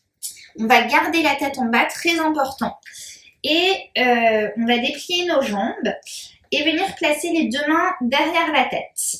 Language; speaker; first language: French; native; French